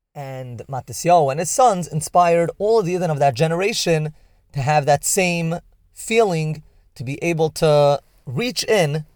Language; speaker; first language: English; native; English